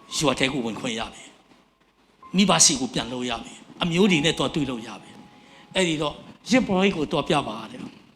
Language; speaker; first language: Burmese; non-native, local second language; Tedim Chin